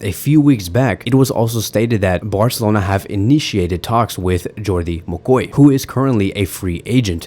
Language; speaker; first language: English; native; English